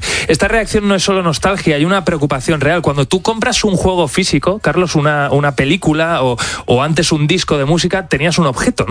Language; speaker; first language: Spanish; native; Spanish